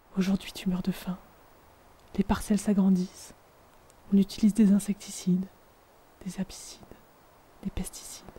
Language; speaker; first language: French; native; French